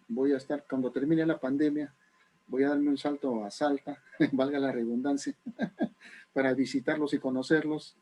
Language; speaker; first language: Spanish; native; Spanish